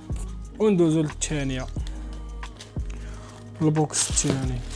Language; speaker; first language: Arabic; native; Arabic